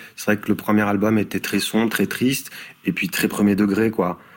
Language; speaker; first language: French; native; French